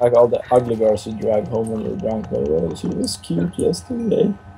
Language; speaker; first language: English; non-native, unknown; Swedish